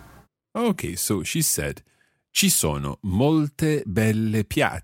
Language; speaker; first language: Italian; non-native, fluent; English